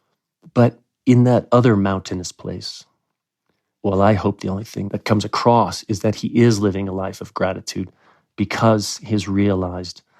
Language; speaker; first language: English; native; English